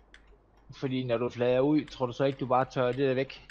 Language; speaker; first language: Danish; native; Danish